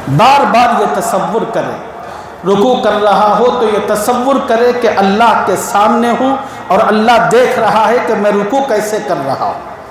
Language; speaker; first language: Urdu; native; Urdu